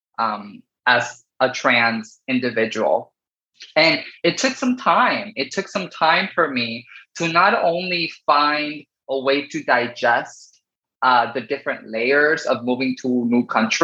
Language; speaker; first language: English; early bilingual, other home language; Spanish